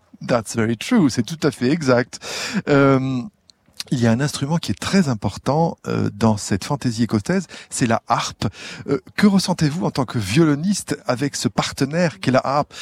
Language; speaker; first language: French; native; French